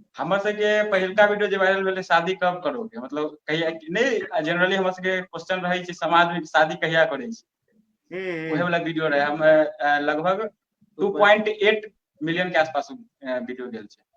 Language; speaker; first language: Maithili; non-native, local second language; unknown